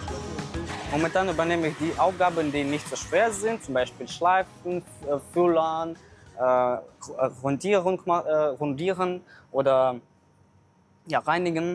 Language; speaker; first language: German; non-native, fluent; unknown